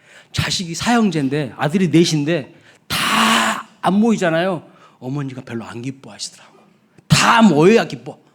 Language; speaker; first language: Korean; native; Korean